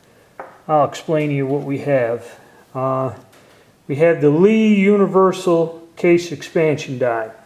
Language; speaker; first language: English; native; English